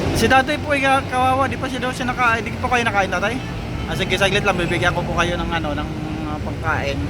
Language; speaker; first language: Filipino; native; Filipino